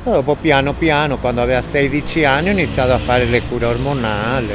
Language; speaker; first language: Italian; non-native, fluent; Spanish